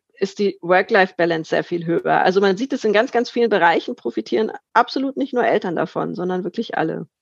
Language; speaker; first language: German; native; German